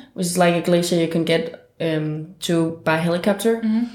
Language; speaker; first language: English; non-native, fluent; Danish